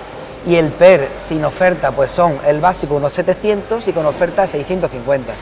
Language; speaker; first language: Spanish; native; Spanish